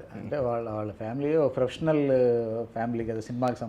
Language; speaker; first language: Telugu; native; Telugu